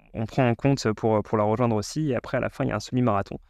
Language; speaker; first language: French; native; French